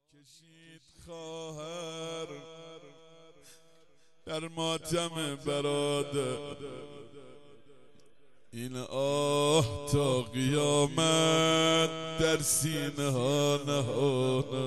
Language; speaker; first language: Persian; non-native, local second language; Azerbaijani